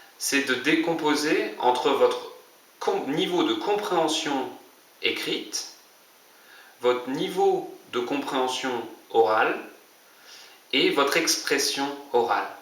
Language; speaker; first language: French; native; French